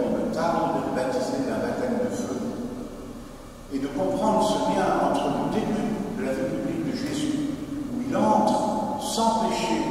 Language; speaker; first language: French; native; French